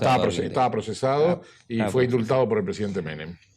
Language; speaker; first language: Spanish; native; Spanish